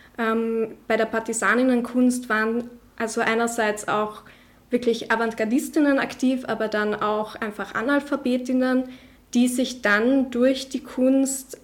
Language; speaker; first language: German; non-native, local second language; Slovenian